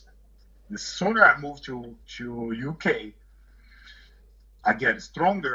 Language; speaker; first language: English; non-native, learner; Portuguese